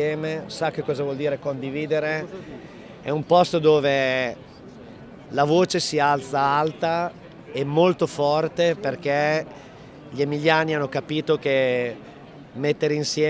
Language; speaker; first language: Italian; native; Italian